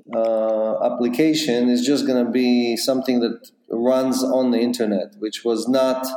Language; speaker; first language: English; non-native, fluent; Russian